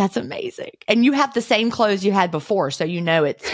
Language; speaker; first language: English; native; English